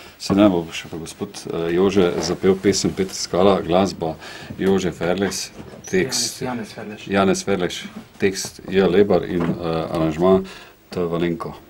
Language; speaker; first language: Slovenian; native; Slovenian